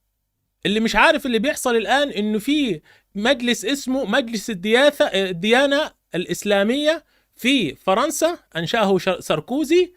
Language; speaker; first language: Arabic; native; Arabic